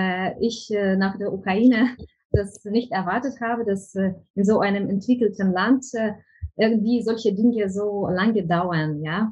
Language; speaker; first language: German; non-native, fluent; Ukrainian